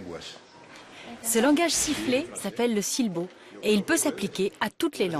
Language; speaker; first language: French; native; French